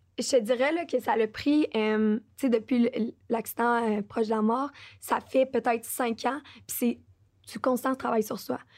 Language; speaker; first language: French; native; French